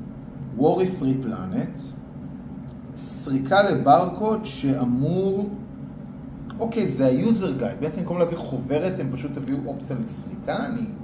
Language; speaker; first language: Hebrew; native; Hebrew